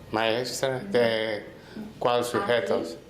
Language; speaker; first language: Spanish; non-native, learner; English